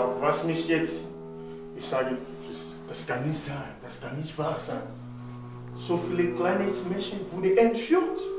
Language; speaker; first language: German; non-native, fluent; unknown